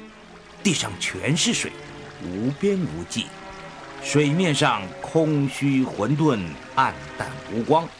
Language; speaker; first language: Chinese; native; Chinese